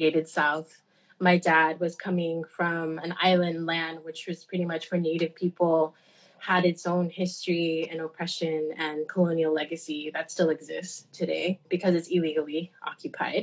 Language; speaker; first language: English; native; English